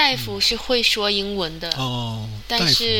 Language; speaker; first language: Chinese; native; Chinese